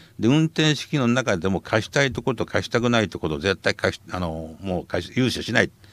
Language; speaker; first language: Japanese; native; Japanese